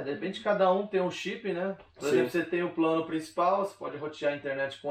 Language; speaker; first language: Portuguese; native; Portuguese